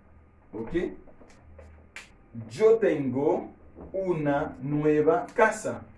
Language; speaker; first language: Spanish; non-native, learner; Haitian Creole